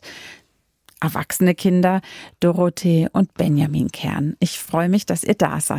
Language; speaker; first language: German; native; German